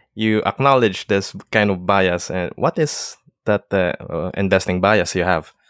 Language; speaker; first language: English; non-native, local second language; Filipino